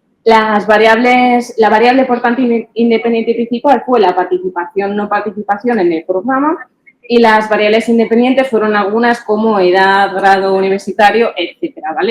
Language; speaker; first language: Spanish; native; Spanish